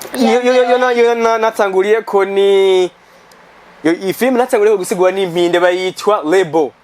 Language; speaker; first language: Rundi; native; Rundi